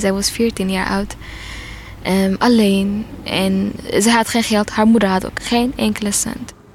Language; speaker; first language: Dutch; non-native, fluent; Tigrinya